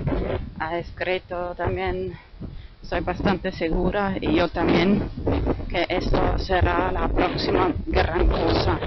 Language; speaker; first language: Spanish; non-native, fluent; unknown